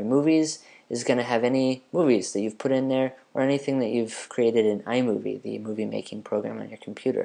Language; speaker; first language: English; native; English